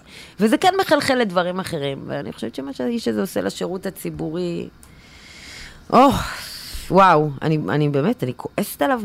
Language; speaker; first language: Hebrew; native; Hebrew